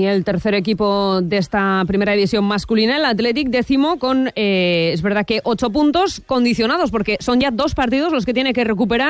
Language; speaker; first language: Spanish; native; Spanish